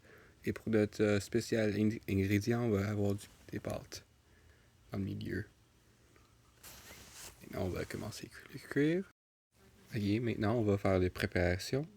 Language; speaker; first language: French; non-native, local second language; English